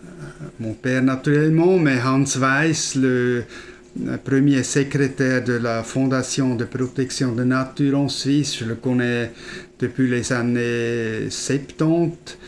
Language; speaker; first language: French; non-native, fluent; German